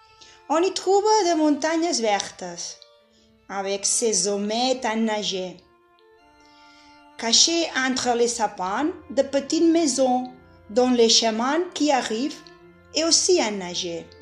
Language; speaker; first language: French; non-native, fluent; Catalan